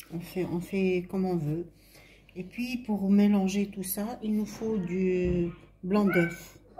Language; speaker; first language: French; non-native, local second language; Arabic